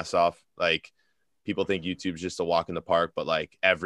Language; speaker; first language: English; native; English